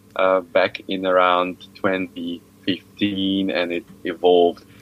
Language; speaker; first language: English; non-native, fluent; Hungarian